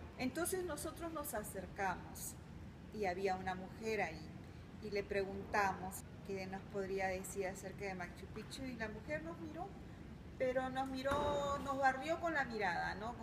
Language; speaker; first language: Spanish; early bilingual, heritage; Spanish